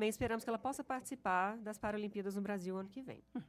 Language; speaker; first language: Portuguese; native; Portuguese